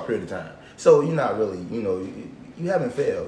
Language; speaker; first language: English; native; English